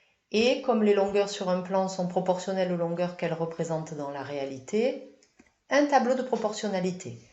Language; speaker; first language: French; native; French